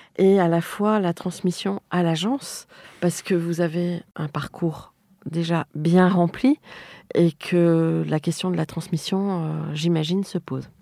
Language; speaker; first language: French; native; French